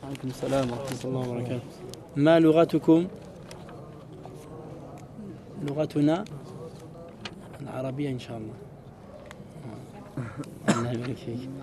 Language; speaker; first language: Arabic; early bilingual, heritage; Arabic